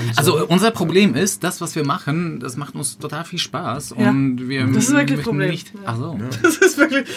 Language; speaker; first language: German; non-native, fluent; Slovak